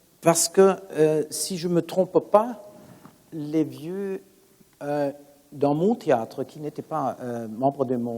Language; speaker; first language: French; non-native, fluent; German